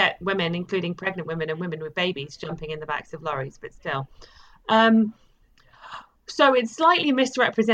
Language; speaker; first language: English; native; English